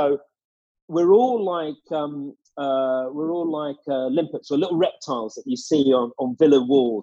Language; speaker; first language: English; native; English